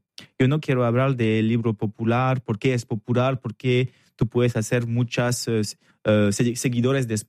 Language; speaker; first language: Spanish; non-native, learner; French